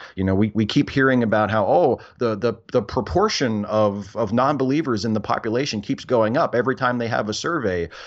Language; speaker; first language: English; native; English